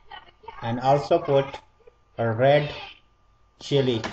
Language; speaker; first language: English; non-native, learner; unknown